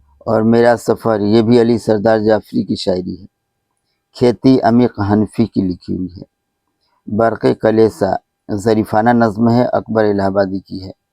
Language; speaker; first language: Urdu; native; Urdu